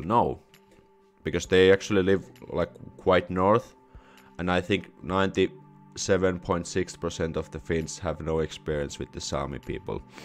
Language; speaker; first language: English; non-native, fluent; Finnish